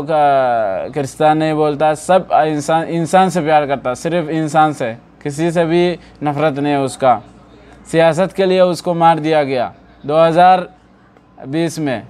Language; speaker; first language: Hindi; non-native, fluent; Oromo